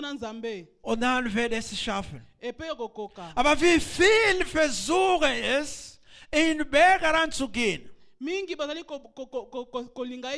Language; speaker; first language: German; non-native, learner; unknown